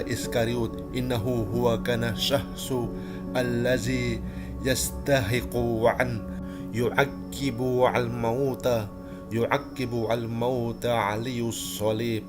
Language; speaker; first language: Arabic; non-native, learner; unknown